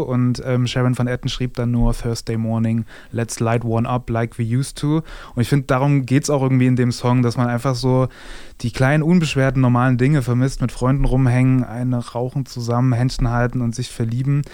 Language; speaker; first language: German; native; German